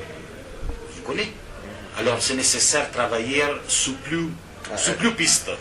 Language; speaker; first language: French; non-native, fluent; Italian